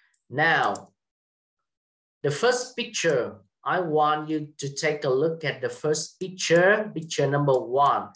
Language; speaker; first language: English; non-native, fluent; Vietnamese